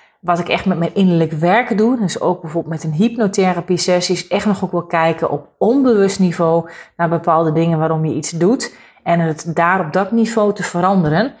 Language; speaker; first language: Dutch; native; Dutch